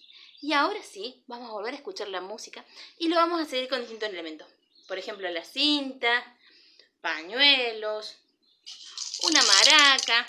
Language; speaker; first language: Spanish; native; Spanish